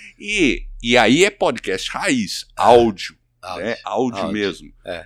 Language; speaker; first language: Portuguese; native; Portuguese